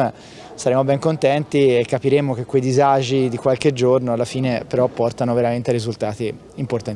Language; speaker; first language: Italian; native; Italian